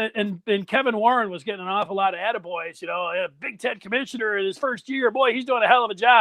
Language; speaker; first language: English; native; English